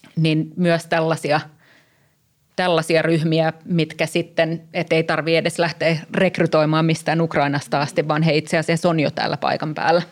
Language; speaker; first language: Finnish; native; Finnish